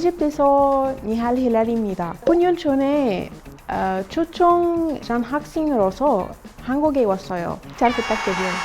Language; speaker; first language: Korean; non-native, learner; Arabic